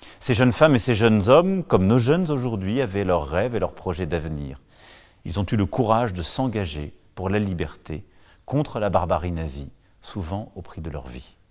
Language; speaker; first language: French; native; French